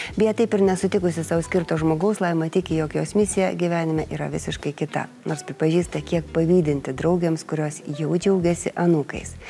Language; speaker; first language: Lithuanian; native; Lithuanian